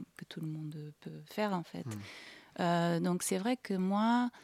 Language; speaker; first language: French; non-native, fluent; Portuguese